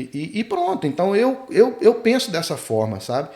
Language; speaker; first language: Portuguese; native; Portuguese